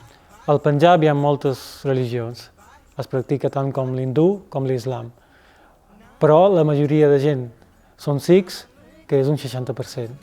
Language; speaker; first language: Catalan; early bilingual, other home language; Punjabi